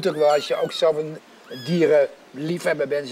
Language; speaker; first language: Dutch; native; Dutch